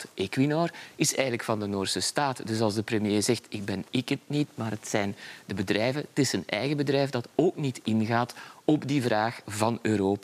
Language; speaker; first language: Dutch; native; Dutch